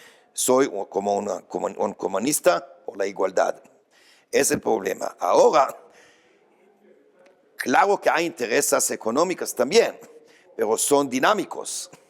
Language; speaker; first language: Spanish; non-native, fluent; Hebrew